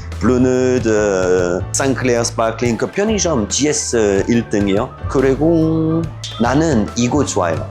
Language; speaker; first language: Korean; non-native, learner; French